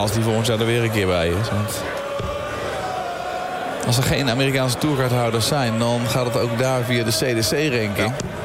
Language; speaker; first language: Dutch; native; Dutch